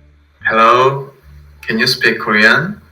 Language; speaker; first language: English; non-native, fluent; Korean